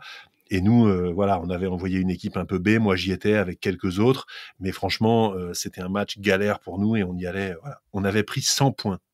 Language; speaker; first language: French; native; French